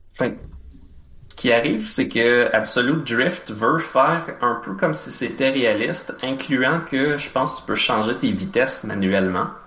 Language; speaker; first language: French; native; French